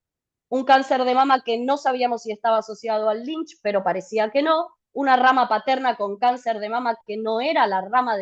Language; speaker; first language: Spanish; native; Spanish